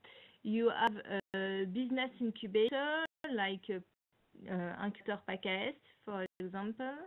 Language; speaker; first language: English; non-native, learner; French